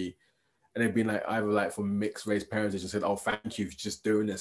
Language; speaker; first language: English; native; English